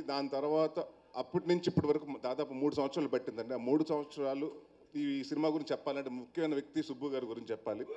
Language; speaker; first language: Telugu; native; Telugu